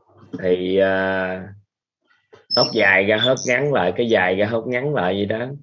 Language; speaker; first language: Vietnamese; native; Vietnamese